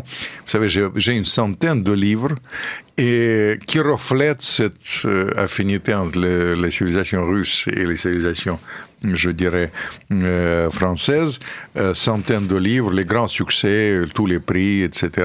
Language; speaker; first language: French; non-native, fluent; Russian